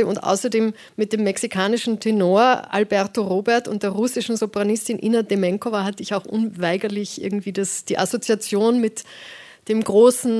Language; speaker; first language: German; native; German